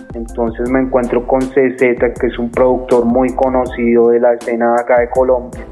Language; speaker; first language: Spanish; native; Spanish